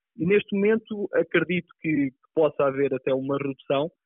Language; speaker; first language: Portuguese; native; Portuguese